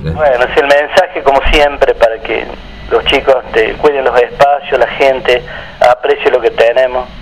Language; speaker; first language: Spanish; native; Spanish